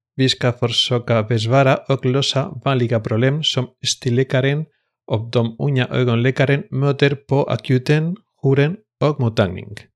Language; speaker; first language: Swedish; non-native, fluent; Spanish